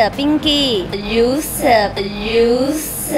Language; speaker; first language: Thai; non-native, learner; Chinese